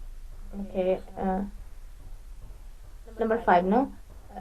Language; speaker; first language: English; non-native, fluent; Bangla